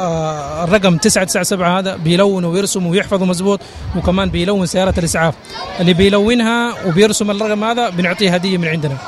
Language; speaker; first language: Arabic; native; Arabic